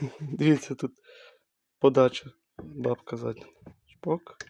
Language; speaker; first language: Ukrainian; native; Ukrainian